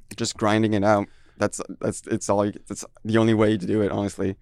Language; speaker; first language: English; early bilingual, heritage; French